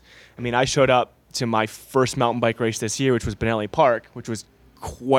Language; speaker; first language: English; native; English